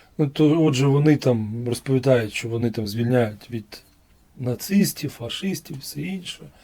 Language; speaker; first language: Ukrainian; non-native, local second language; Russian